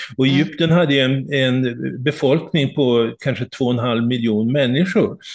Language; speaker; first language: Swedish; native; Swedish